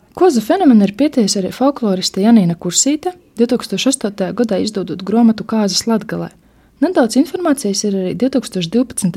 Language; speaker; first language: Latvian; native; Latvian